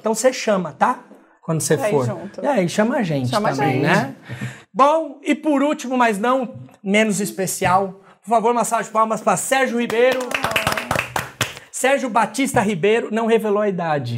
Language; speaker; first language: Portuguese; native; Portuguese